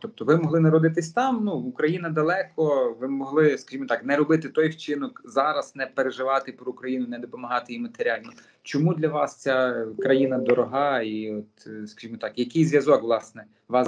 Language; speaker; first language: Ukrainian; native; Ukrainian